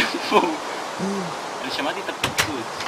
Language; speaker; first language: Hebrew; native; Hebrew